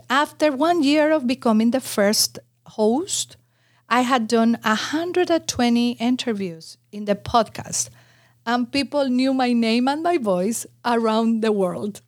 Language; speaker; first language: English; non-native, fluent; Spanish